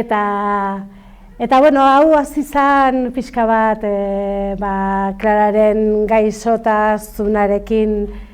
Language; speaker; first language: Basque; non-native, local second language; Spanish